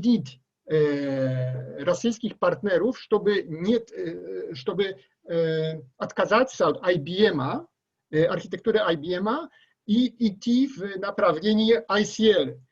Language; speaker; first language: Russian; non-native, learner; Polish